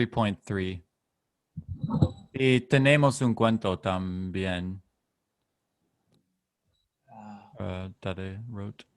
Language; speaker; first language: Spanish; non-native, learner; English